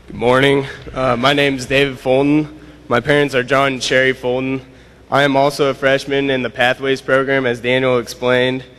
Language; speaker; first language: English; native; English